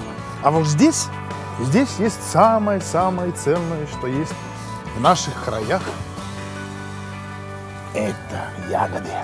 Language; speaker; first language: Russian; non-native, fluent; Finnish